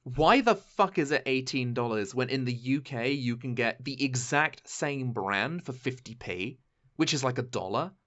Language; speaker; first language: English; native; English